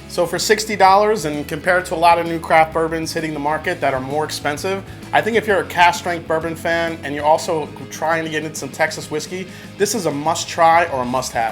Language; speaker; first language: English; native; English